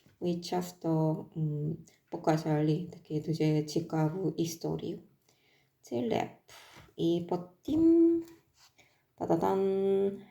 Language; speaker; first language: Ukrainian; non-native, learner; Korean